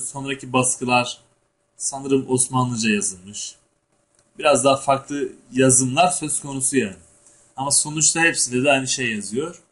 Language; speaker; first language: Turkish; native; Turkish